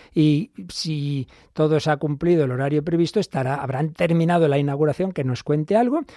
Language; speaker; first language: Spanish; native; Spanish